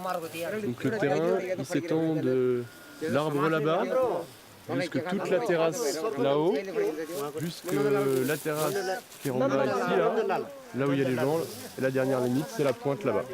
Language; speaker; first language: French; native; French